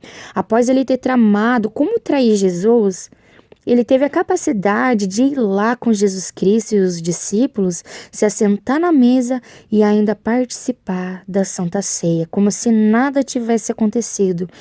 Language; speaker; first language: Portuguese; native; Portuguese